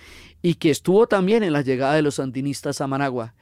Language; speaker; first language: Spanish; native; Spanish